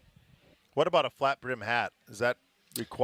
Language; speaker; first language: English; native; English